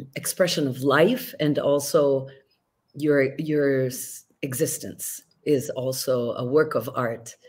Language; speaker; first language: English; early bilingual, other home language; Spanish